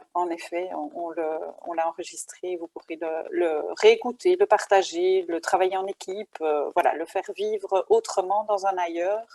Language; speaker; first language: French; native; French